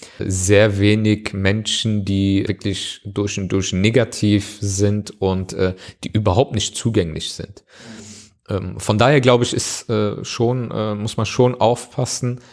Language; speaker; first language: German; early bilingual, other home language; Turkish